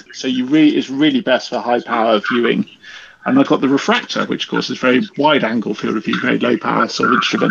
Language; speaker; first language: English; native; English